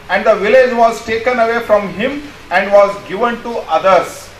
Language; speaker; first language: English; non-native, local second language; Kannada